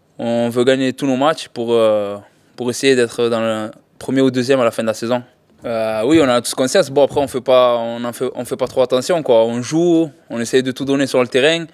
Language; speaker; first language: French; native; French